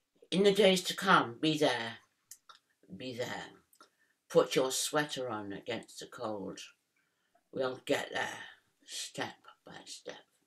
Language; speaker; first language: English; native; English